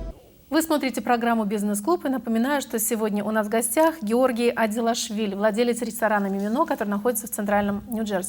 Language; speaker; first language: Russian; native; Russian